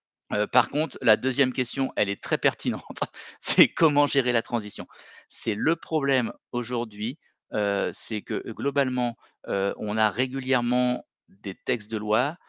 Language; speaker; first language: French; native; French